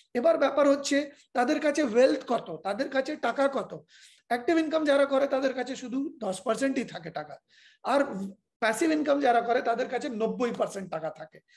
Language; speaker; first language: Bangla; non-native, fluent; Hindi